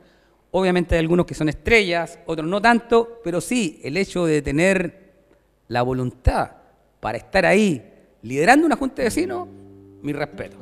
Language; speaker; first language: Spanish; native; Spanish